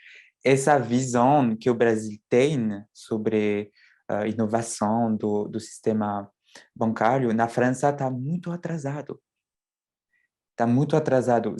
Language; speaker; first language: Portuguese; non-native, fluent; French